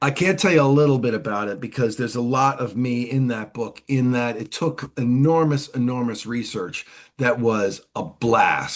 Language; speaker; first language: English; native; English